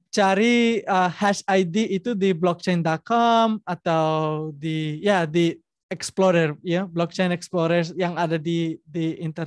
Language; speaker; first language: Indonesian; non-native, learner; Spanish